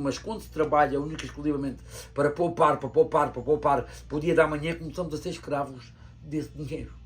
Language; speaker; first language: Portuguese; native; Portuguese